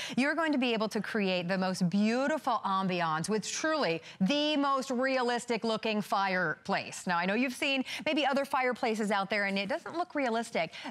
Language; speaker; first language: English; native; English